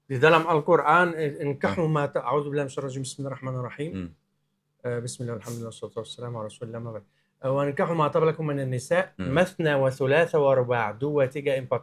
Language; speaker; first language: Indonesian; non-native, learner; Arabic